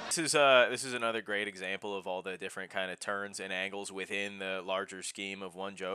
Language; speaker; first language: English; native; English